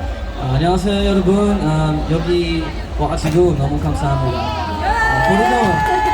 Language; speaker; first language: Korean; non-native, learner; Filipino